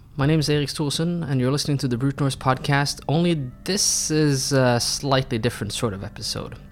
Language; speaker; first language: English; non-native, fluent; Norwegian